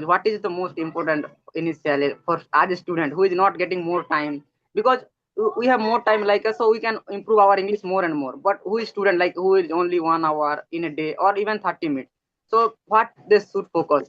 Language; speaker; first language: English; non-native, learner; Odia